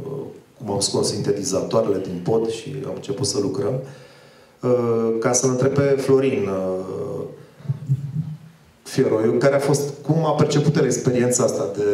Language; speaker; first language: Romanian; native; Romanian